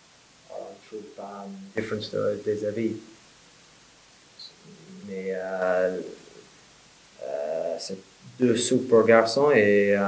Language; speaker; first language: French; non-native, fluent; English